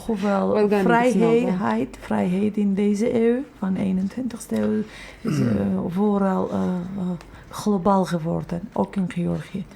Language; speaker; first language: Dutch; non-native, fluent; Georgian